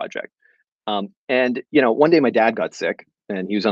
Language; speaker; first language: English; native; English